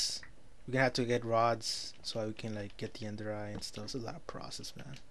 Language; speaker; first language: English; native; English